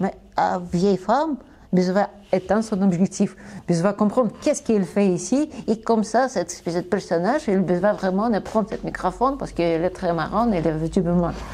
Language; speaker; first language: French; non-native, learner; Russian